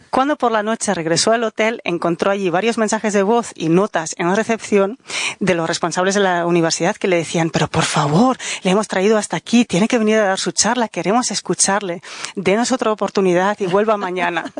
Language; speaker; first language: Spanish; non-native, fluent; Dutch